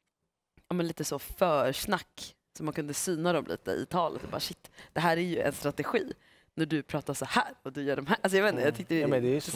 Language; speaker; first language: Swedish; native; Swedish